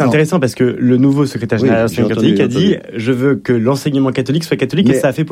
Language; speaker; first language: French; native; French